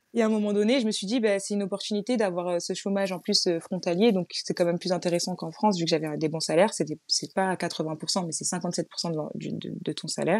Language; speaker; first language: French; native; French